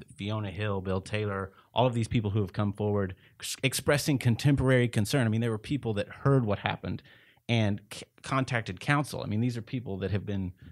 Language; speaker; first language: English; native; English